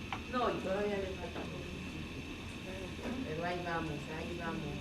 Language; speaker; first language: Spanish; native; Spanish